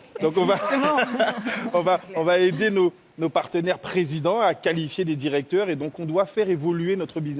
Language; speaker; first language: French; native; French